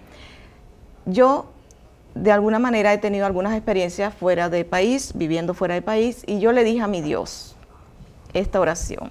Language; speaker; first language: Spanish; native; Spanish